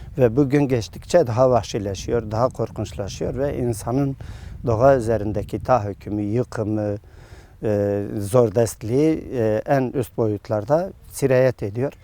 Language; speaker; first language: Turkish; non-native, local second language; Kurdish